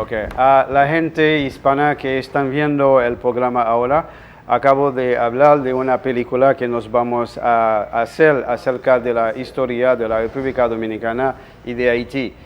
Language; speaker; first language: Spanish; non-native, local second language; Haitian Creole